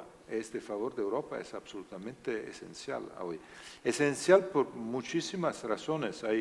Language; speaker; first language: Spanish; non-native, learner; Italian